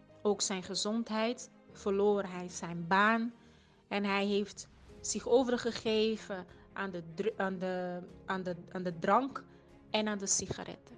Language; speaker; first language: Dutch; non-native, fluent; Portuguese